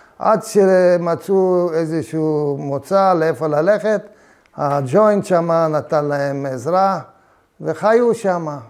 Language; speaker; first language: Hebrew; early bilingual, other home language; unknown